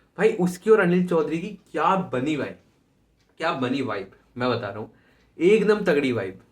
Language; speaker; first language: Hindi; native; Hindi